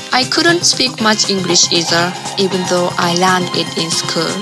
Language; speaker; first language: English; non-native, learner; Japanese